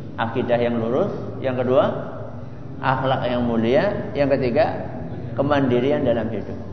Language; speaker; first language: Indonesian; non-native, local second language; Javanese